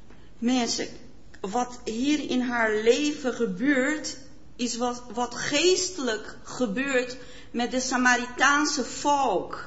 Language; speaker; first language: Dutch; non-native, fluent; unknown